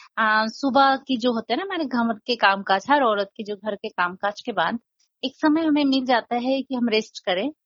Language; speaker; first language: Hindi; non-native, local second language; Nepali